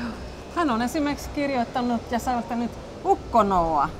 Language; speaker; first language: Finnish; non-native, local second language; Swedish